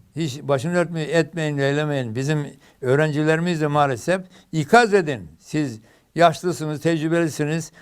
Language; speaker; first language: Turkish; native; Turkish